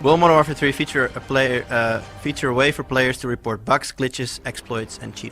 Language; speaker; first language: English; non-native, fluent; Dutch